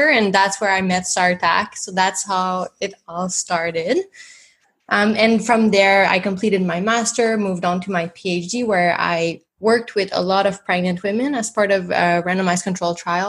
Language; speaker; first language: English; non-native, fluent; French